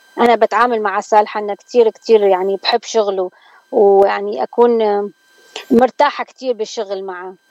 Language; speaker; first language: Arabic; native; Arabic